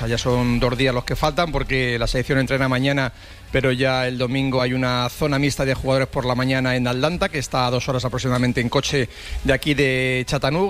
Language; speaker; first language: Spanish; native; Spanish